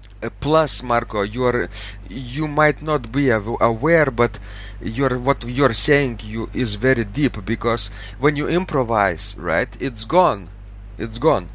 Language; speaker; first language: English; non-native, fluent; Lithuanian